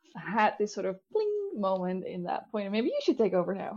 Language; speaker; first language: English; non-native, fluent; Dutch